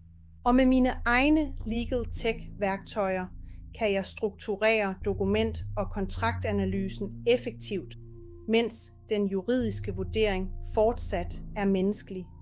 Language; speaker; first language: Danish; non-native, fluent; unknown